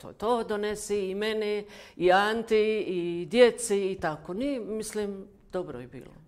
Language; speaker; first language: Croatian; non-native, fluent; German